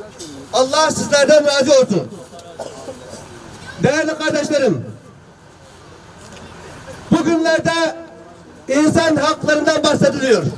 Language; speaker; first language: Turkish; non-native, fluent; Uyghur